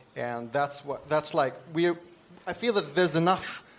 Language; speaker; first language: English; non-native, fluent; Arabic